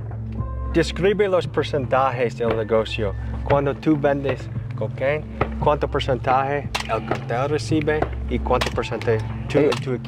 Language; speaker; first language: Spanish; non-native, learner; English